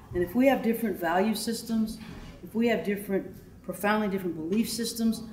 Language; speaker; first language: English; native; English